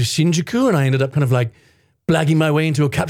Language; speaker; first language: English; native; English